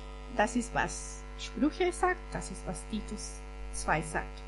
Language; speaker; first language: German; non-native, fluent; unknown